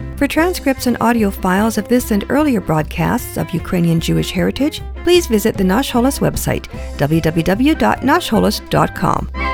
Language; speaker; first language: English; early bilingual, other home language; Ukrainian